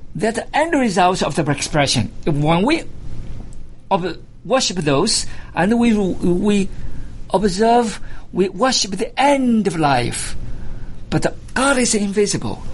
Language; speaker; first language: English; non-native, fluent; Chinese